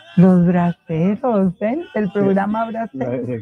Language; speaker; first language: Spanish; native; Spanish